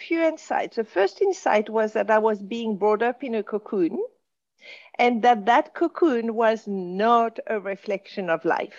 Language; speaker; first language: English; non-native, fluent; French